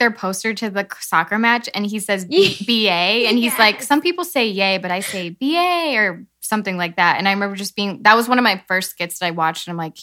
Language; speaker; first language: English; native; English